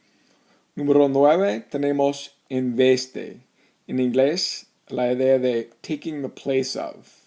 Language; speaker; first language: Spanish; non-native, fluent; English